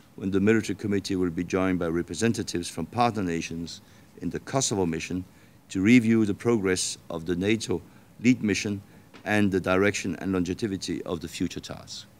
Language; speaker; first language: English; non-native, fluent; Danish